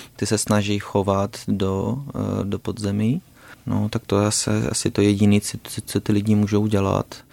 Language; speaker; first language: Czech; non-native, fluent; Ukrainian